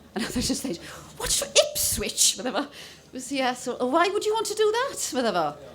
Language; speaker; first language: English; non-native, local second language; Welsh